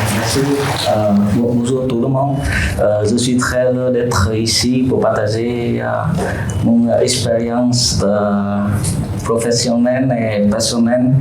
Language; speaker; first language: French; non-native, fluent; Vietnamese